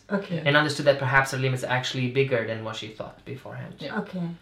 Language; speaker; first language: English; non-native, fluent; Portuguese